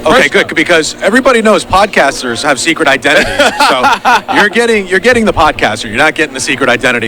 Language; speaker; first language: English; native; English